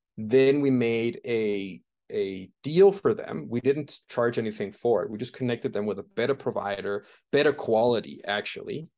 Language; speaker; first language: English; non-native, fluent; Danish